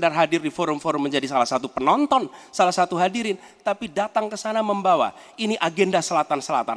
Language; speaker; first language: Indonesian; native; Indonesian